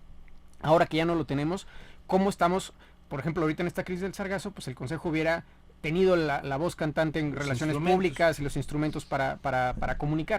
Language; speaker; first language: Spanish; native; Spanish